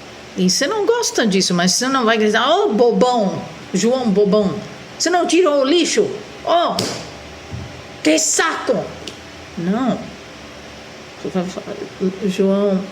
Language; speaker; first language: Portuguese; non-native, fluent; Spanish